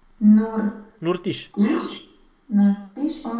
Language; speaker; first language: German; non-native, learner; Romanian